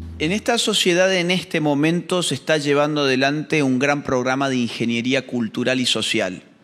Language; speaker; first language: Spanish; native; Spanish